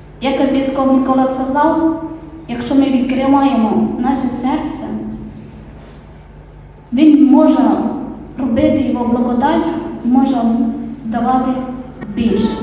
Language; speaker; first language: Ukrainian; non-native, learner; Polish